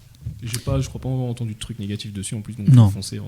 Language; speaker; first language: French; native; French